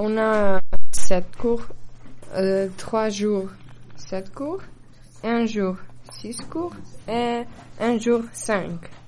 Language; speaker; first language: French; non-native, learner; Macedonian